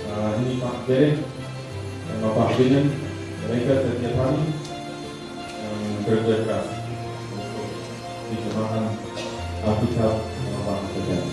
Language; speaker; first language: Indonesian; non-native, learner; English